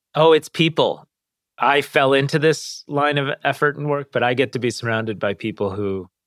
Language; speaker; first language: English; native; English